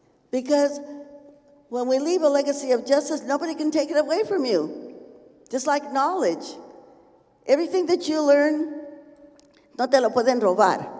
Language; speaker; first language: English; early bilingual, other home language; Spanish